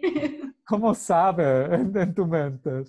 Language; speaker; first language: Spanish; non-native, fluent; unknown